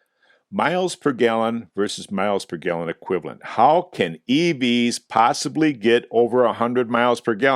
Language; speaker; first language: English; native; English